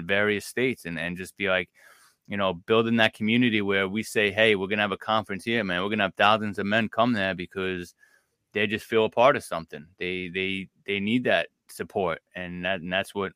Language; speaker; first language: English; native; English